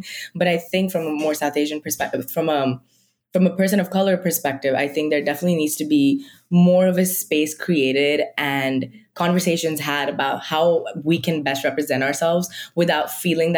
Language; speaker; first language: English; non-native, local second language; Marathi